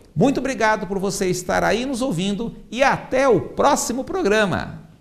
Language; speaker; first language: Portuguese; native; Portuguese